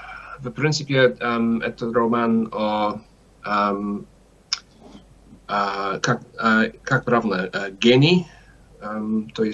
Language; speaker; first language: Russian; non-native, learner; English